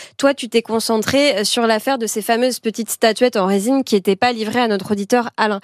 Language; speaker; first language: French; native; French